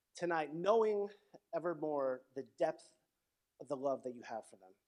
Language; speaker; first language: English; native; English